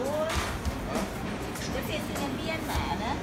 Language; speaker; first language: Swedish; non-native, learner; Thai